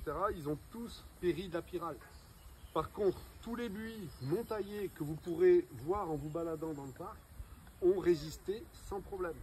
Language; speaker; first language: French; native; French